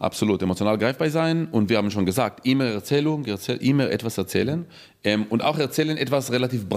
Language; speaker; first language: German; non-native, fluent; Hebrew